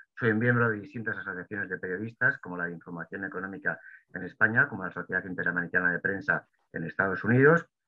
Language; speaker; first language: Spanish; native; Spanish